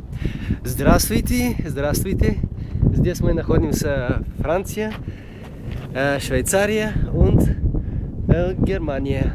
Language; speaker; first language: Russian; non-native, learner; Turkish